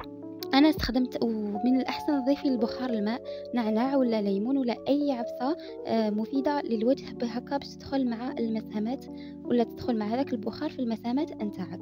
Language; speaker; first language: Arabic; native; Arabic